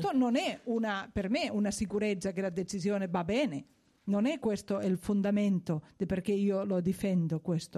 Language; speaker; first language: Italian; non-native, fluent; Spanish